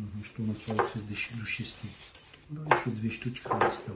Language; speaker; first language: Russian; non-native, fluent; Armenian